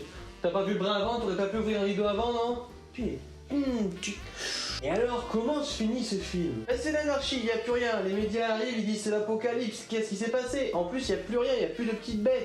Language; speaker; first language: French; native; French